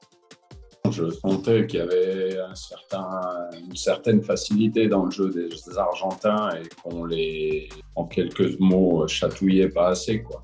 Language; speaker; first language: French; native; French